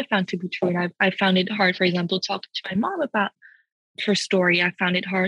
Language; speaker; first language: English; early bilingual, other home language; French